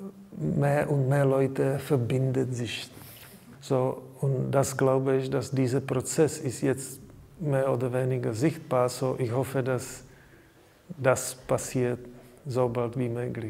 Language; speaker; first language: German; non-native, learner; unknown